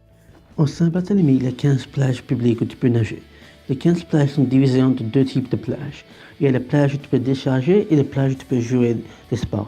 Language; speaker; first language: French; non-native, learner; English